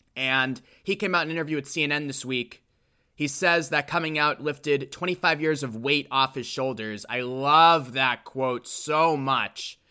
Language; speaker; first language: English; native; English